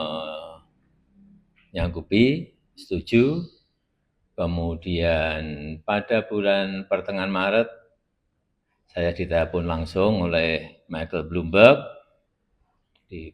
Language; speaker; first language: Indonesian; non-native, local second language; Javanese